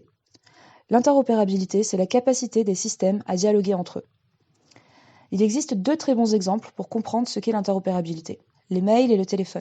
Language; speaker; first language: French; native; French